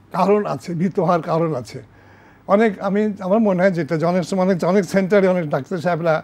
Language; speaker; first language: Bangla; native; Bangla